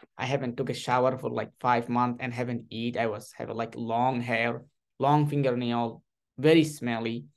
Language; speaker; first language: English; non-native, learner; Rohingya